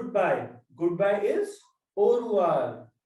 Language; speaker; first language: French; non-native, learner; Hindi